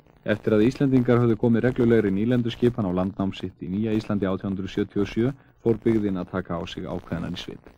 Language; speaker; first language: Icelandic; native; Icelandic